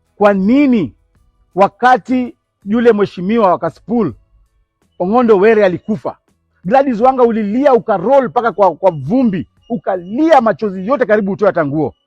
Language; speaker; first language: Swahili; non-native, local second language; Luyia